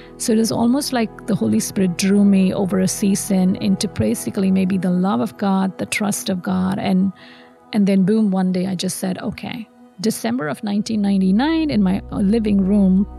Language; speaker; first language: English; non-native, local second language; Tamil